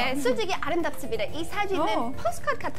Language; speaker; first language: Korean; non-native, learner; English